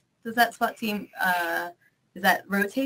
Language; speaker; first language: English; native; English